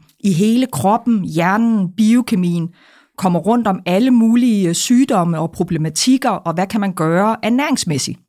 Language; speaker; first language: Danish; native; Danish